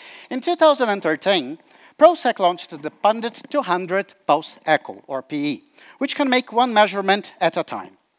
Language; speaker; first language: English; non-native, fluent; Portuguese